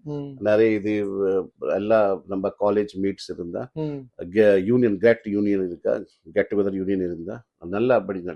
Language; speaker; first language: Tamil; non-native, fluent; Hindi